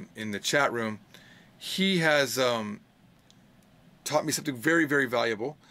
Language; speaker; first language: English; native; English